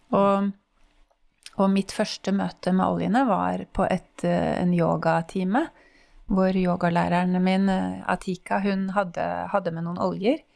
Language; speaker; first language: Norwegian; native; Norwegian